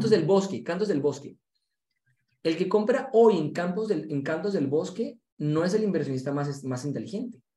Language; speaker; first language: Spanish; native; Spanish